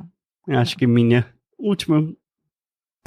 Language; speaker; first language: Portuguese; non-native, fluent; English